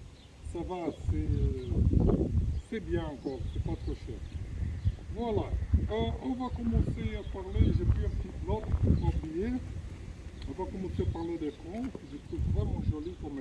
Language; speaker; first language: French; non-native, fluent; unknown